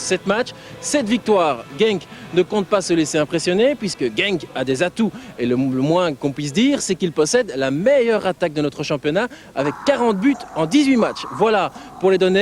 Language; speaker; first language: French; native; French